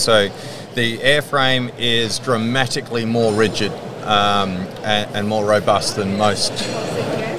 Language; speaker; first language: English; native; English